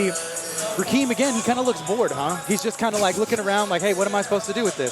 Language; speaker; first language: English; native; English